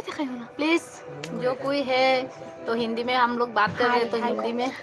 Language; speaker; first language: Hindi; non-native, local second language; Bangla